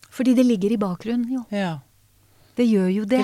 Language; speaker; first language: Norwegian; non-native, fluent; Hebrew